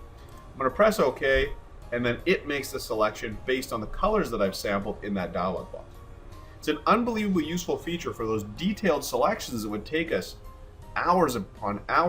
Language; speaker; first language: English; native; English